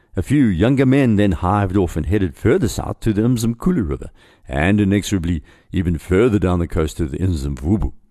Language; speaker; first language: English; native; English